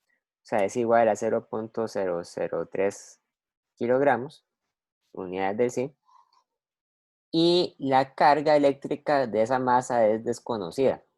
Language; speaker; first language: Spanish; native; Spanish